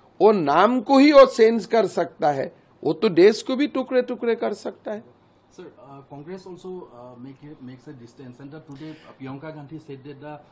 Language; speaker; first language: Hindi; non-native, local second language; Assamese